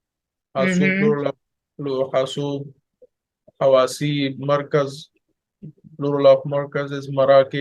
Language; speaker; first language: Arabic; non-native, fluent; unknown